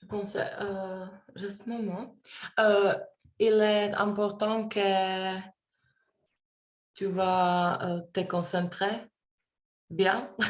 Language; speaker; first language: French; non-native, learner; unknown